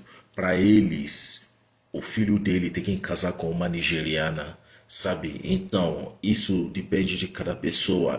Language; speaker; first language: Portuguese; non-native, fluent; Igbo